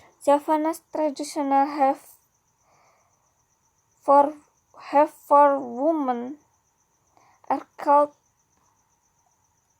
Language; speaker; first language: English; non-native, learner; Indonesian